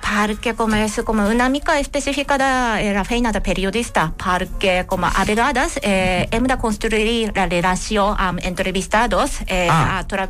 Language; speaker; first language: Catalan; non-native, learner; Japanese